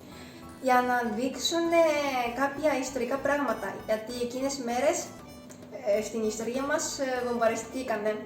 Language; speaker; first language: Greek; non-native, fluent; Japanese